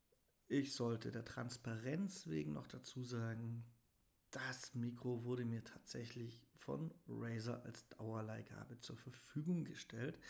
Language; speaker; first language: German; native; German